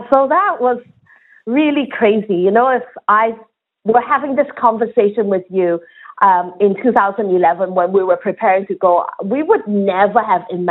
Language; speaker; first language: English; non-native, local second language; Cantonese